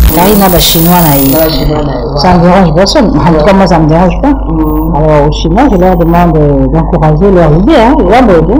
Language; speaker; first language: French; non-native, local second language; Lingala